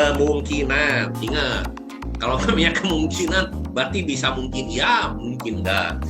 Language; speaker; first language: Indonesian; native; Indonesian